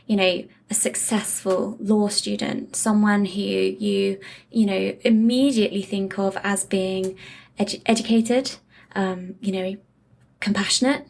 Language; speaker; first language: English; native; English